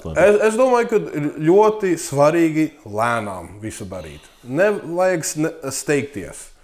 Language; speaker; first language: Latvian; early bilingual, heritage; English